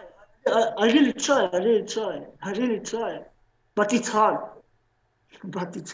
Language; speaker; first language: English; non-native, learner; Slovenian